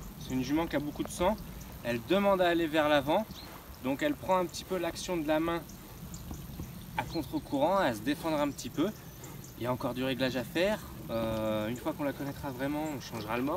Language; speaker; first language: French; native; French